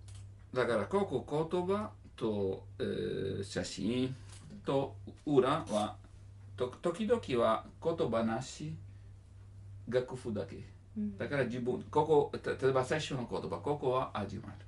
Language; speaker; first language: Japanese; non-native, learner; Italian